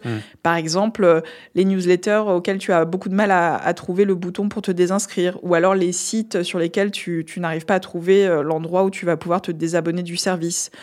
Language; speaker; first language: French; native; French